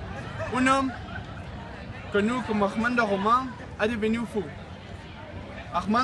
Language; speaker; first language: French; non-native, learner; Spanish